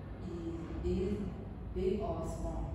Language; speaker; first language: English; non-native, learner; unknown